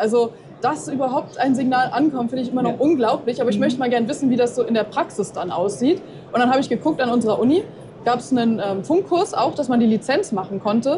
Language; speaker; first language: German; native; German